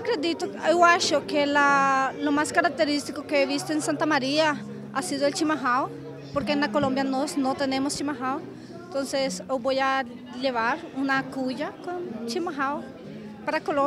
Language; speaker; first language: Portuguese; non-native, learner; Spanish